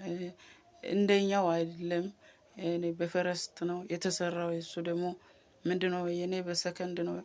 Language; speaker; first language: Amharic; non-native, local second language; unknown